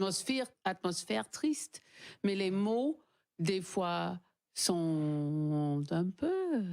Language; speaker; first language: French; non-native, learner; English